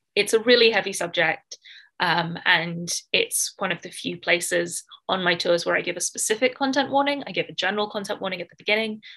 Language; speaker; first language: English; native; English